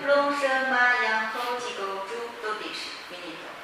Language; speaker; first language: Italian; non-native, fluent; Chinese